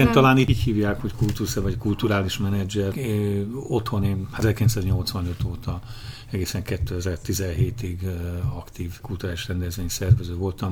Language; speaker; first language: Hungarian; native; Hungarian